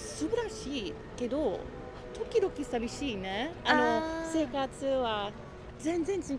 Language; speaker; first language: Japanese; non-native, learner; English